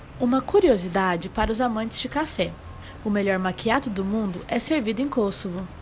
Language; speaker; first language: Portuguese; native; Portuguese